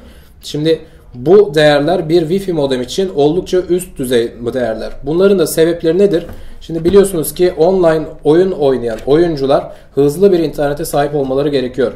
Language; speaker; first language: Turkish; native; Turkish